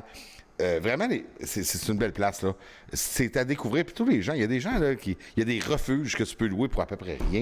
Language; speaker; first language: French; native; French